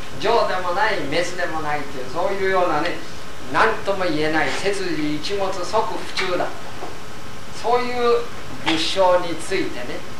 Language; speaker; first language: Japanese; native; Japanese